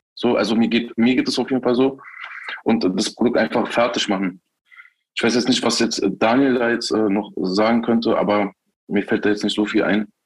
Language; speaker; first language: German; early bilingual, other home language; Turkish